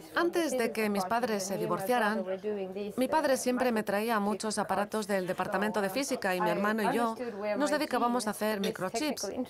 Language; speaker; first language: Spanish; non-native, fluent; Swedish